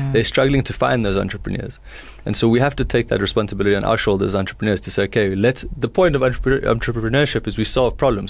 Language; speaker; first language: English; native; English